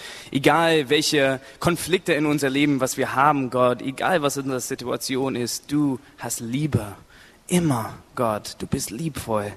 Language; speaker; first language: German; non-native, learner; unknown